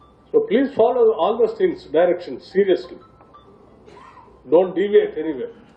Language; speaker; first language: English; non-native, local second language; Telugu